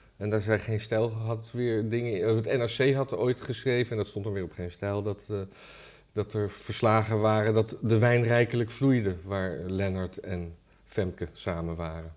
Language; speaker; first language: Dutch; native; Dutch